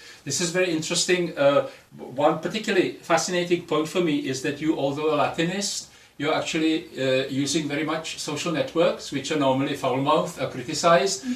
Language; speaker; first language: English; non-native, fluent; Czech